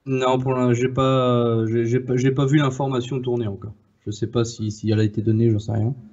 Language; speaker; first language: French; native; French